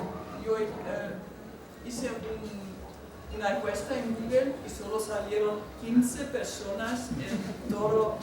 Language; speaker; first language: Spanish; non-native, fluent; German